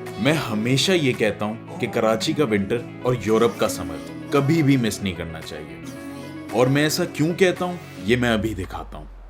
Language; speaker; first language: Urdu; native; Urdu